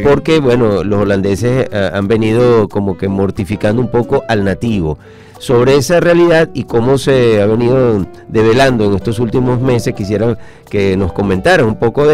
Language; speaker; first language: Spanish; native; Spanish